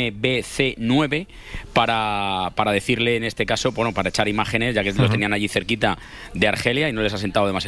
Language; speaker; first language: Spanish; native; Spanish